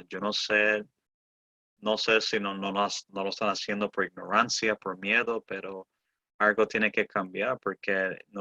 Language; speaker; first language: Spanish; early bilingual, heritage; Spanish